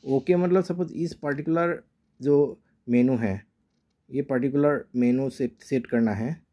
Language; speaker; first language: Hindi; non-native, local second language; Assamese